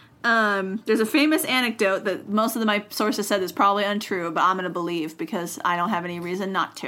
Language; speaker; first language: English; native; English